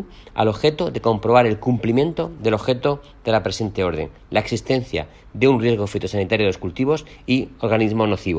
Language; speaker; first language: Spanish; native; Spanish